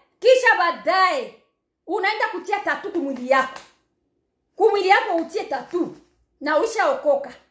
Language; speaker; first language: Swahili; native; Swahili